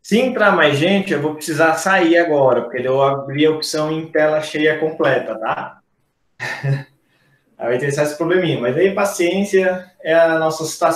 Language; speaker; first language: Portuguese; native; Portuguese